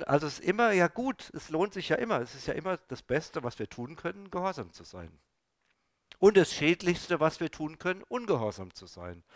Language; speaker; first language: German; native; German